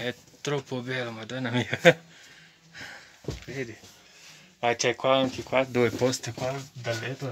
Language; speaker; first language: Italian; non-native, learner; Portuguese